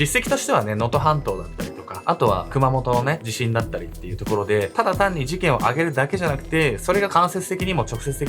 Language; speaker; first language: Japanese; native; Japanese